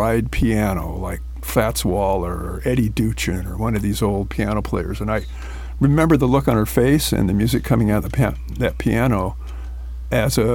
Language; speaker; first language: English; native; English